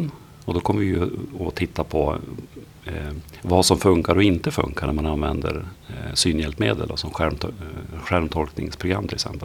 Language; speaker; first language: Swedish; native; Swedish